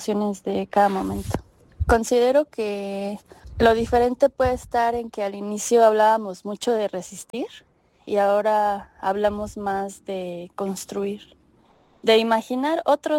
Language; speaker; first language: Spanish; native; Spanish